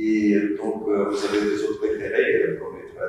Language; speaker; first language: French; non-native, learner; Portuguese